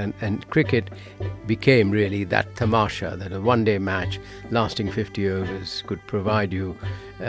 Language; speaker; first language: English; non-native, local second language; Bangla